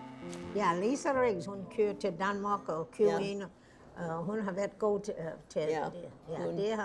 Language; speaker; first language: Danish; early bilingual, heritage; Danish